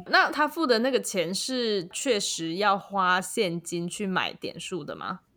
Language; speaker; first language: Chinese; native; Chinese